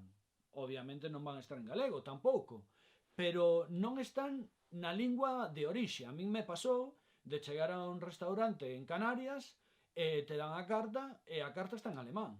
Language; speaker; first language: Galician; non-native, local second language; Spanish